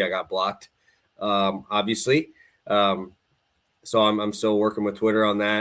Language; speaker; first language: English; native; English